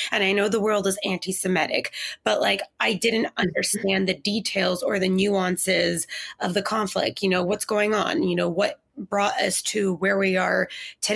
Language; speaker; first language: English; native; English